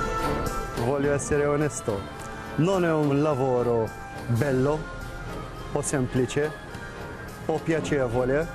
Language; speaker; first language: Italian; non-native, fluent; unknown